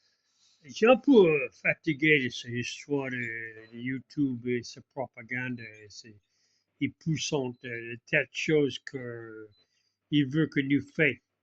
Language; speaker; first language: French; non-native, fluent; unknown